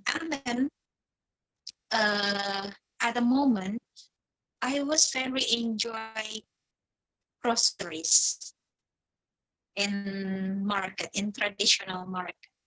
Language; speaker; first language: English; non-native, fluent; Indonesian